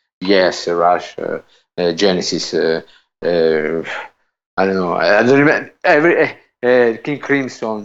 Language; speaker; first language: English; non-native, learner; Italian